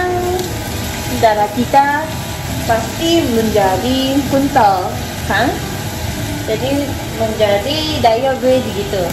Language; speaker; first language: Indonesian; non-native, learner; Japanese